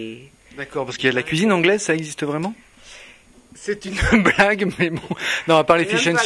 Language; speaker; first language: French; native; French